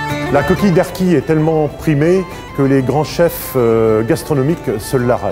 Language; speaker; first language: French; native; French